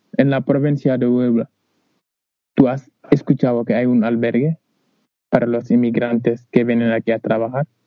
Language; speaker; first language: Spanish; non-native, learner; Wolof